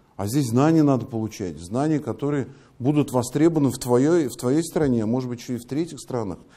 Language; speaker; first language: Russian; native; Russian